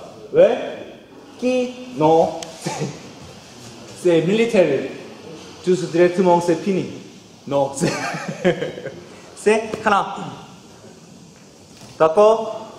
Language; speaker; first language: French; non-native, learner; Korean